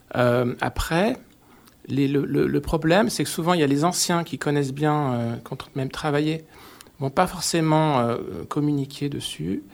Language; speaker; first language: French; native; French